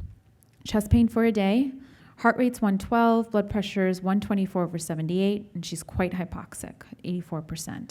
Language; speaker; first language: English; native; English